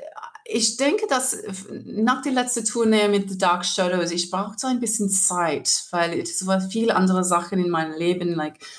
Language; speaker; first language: German; non-native, learner; English